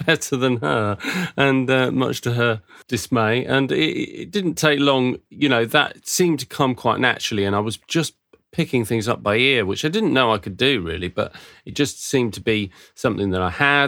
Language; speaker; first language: English; native; English